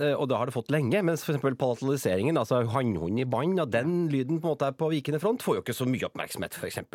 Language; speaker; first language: Norwegian; native; Norwegian